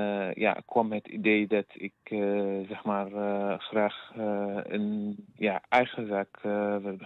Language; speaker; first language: Dutch; non-native, fluent; Arabic